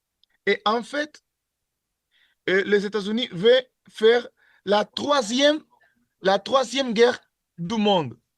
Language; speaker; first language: French; non-native, learner; Spanish